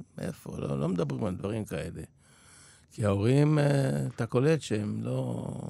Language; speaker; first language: Hebrew; early bilingual, other home language; Polish